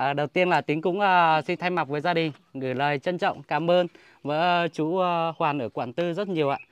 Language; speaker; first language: Vietnamese; non-native, local second language; Hmong